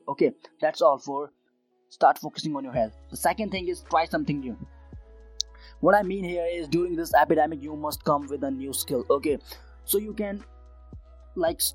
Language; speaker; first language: English; non-native, local second language; Hindi